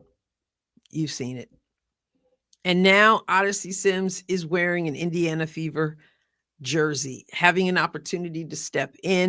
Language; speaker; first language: English; native; English